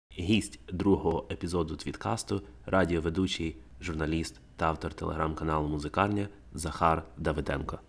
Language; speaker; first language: Ukrainian; native; Ukrainian